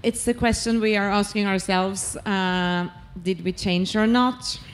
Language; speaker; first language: English; non-native, fluent; Norwegian